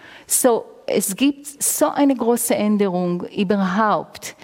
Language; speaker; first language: German; non-native, fluent; Hebrew